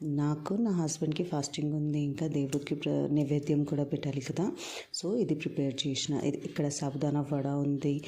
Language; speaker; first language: Telugu; non-native, local second language; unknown